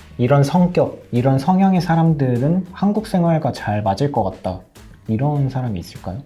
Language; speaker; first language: Korean; native; Korean